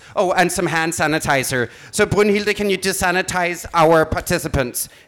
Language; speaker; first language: English; non-native, fluent; Danish